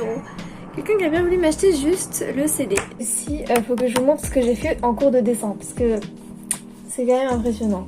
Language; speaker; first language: French; native; French